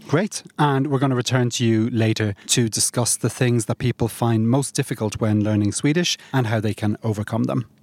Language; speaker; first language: English; native; English